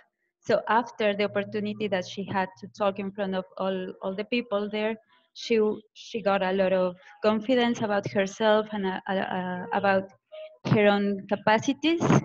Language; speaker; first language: English; non-native, fluent; Spanish